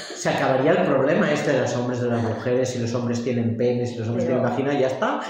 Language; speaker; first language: Spanish; native; Spanish